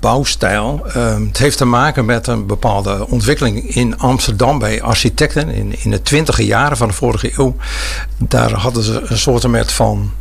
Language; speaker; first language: Dutch; native; Dutch